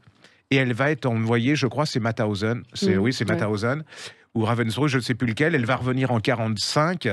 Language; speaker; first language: French; native; French